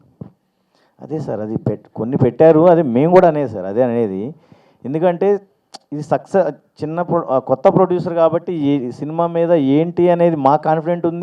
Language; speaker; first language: Telugu; native; Telugu